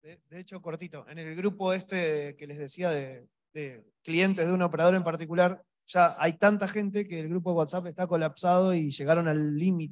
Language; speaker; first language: Spanish; native; Spanish